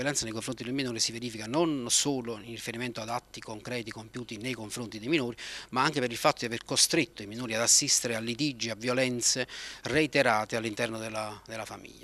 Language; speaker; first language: Italian; native; Italian